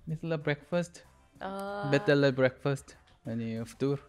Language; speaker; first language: Arabic; non-native, learner; Korean